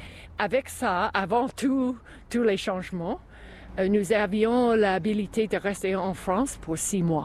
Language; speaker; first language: French; non-native, fluent; English